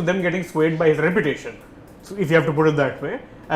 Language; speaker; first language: English; non-native, local second language; Hindi